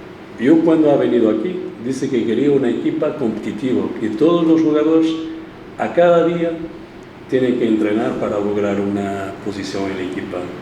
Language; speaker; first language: Spanish; non-native, fluent; Portuguese